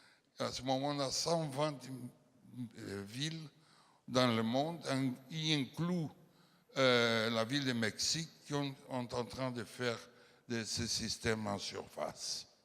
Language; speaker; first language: French; non-native, fluent; Portuguese